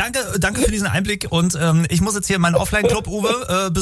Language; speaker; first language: German; native; German